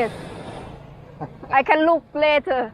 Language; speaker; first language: English; non-native, learner; Thai